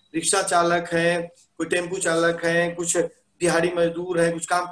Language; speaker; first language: Hindi; native; Hindi